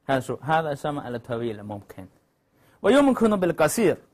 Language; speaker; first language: Arabic; non-native, learner; Chinese